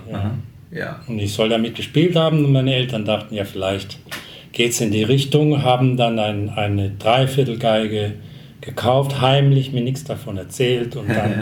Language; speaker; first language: German; non-native, fluent; English